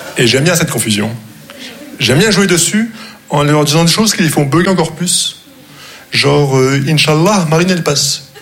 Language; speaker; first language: French; non-native, local second language; Arabic